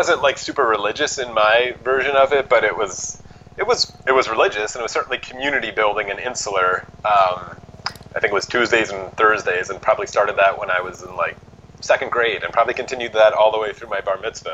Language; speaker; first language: English; native; English